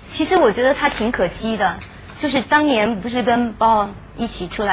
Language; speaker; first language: Chinese; native; Chinese